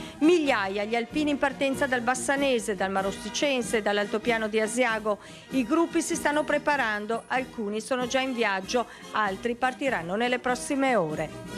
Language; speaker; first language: Italian; native; Italian